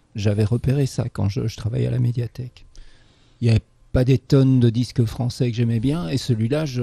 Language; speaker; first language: French; native; French